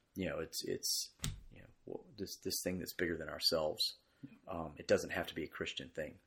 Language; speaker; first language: English; native; English